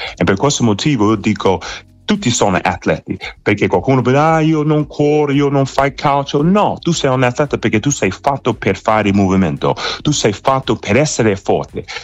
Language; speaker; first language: Italian; non-native, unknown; English